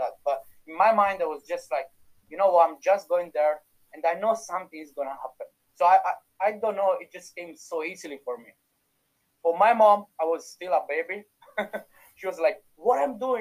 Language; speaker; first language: English; non-native, fluent; Italian